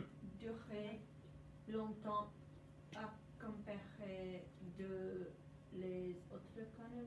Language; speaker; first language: French; non-native, learner; English